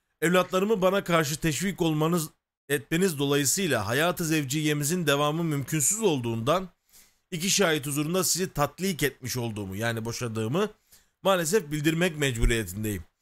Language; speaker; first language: Turkish; native; Turkish